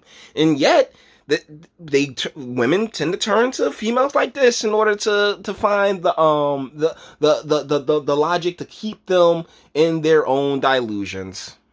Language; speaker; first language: English; native; English